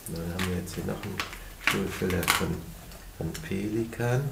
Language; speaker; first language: German; native; German